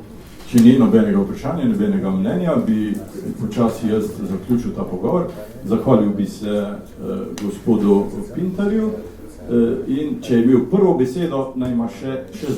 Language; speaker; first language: Slovenian; native; Slovenian